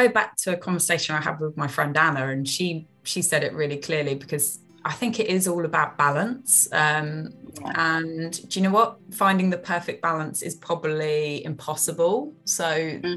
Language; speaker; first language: English; native; English